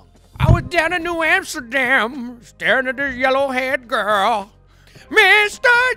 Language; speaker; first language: English; native; English